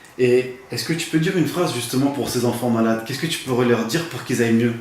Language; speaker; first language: French; native; French